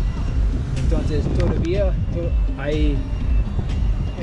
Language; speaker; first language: Spanish; non-native, learner; English